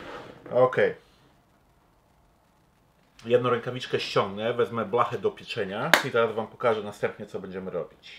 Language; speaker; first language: Polish; early bilingual, heritage; Polish